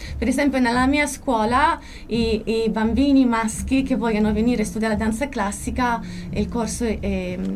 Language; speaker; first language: Italian; non-native, fluent; Russian